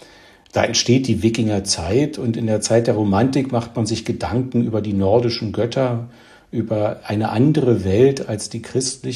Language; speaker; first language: German; native; German